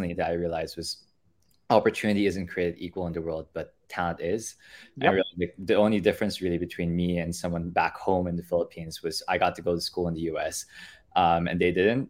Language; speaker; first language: English; non-native, local second language; Filipino